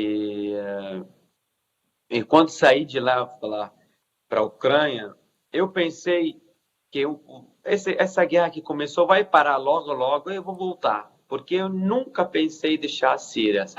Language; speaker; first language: Portuguese; non-native, fluent; Arabic